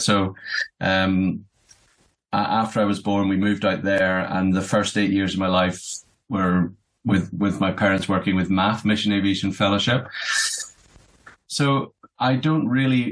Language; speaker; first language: English; native; English